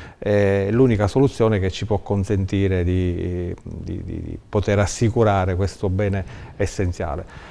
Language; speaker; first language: Italian; native; Italian